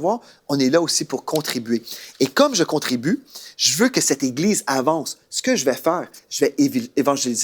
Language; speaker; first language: French; native; French